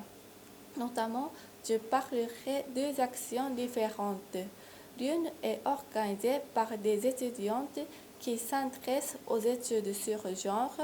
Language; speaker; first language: French; non-native, fluent; Japanese